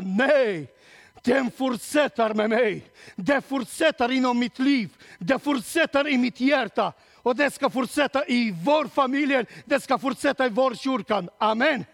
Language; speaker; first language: Swedish; non-native, learner; Romanian